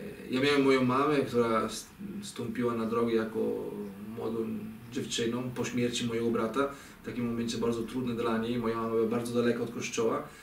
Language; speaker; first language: Polish; non-native, fluent; Italian